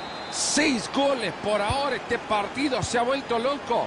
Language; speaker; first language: Spanish; native; Spanish